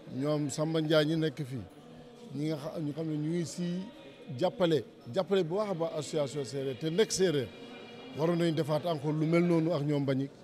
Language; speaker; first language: Wolof; non-native, local second language; Jola-Fonyi